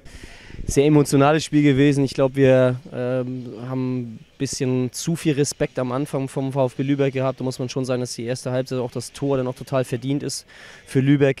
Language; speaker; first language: German; native; German